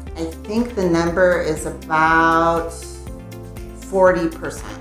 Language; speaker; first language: English; native; English